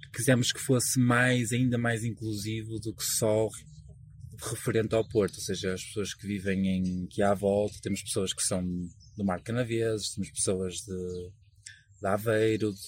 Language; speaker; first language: Portuguese; native; Portuguese